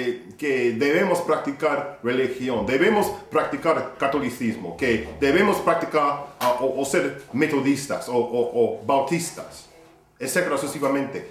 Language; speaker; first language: Spanish; non-native, fluent; English